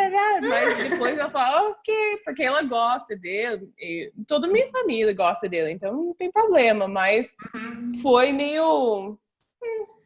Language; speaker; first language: Portuguese; non-native, fluent; English